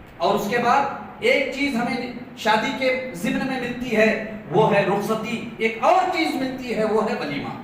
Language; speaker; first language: Urdu; native; Urdu